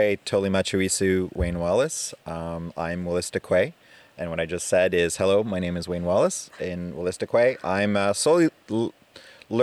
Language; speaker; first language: English; non-native, fluent; French